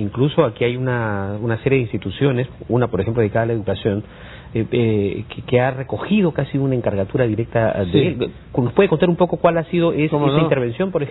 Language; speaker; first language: Spanish; native; Spanish